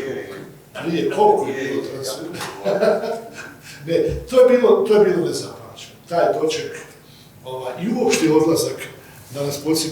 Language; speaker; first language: Bosnian; native; Bosnian